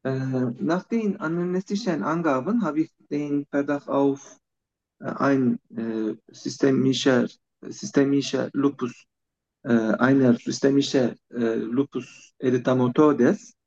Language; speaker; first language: German; non-native, learner; Turkish